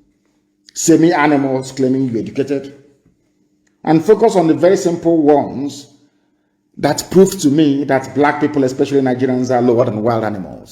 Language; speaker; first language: English; non-native, local second language; Igbo